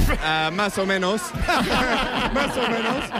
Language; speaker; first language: Spanish; non-native, learner; English